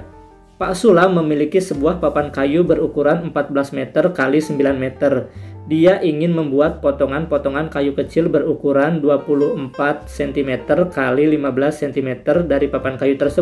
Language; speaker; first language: Indonesian; native; Indonesian